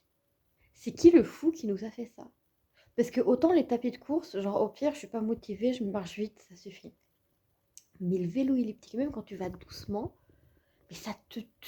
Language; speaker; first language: French; native; French